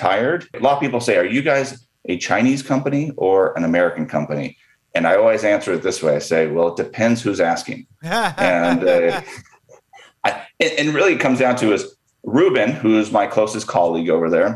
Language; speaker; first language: English; native; English